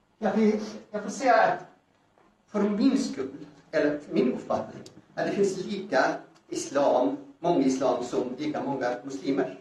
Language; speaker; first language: Swedish; non-native, fluent; Arabic